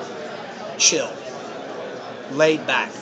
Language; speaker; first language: English; native; English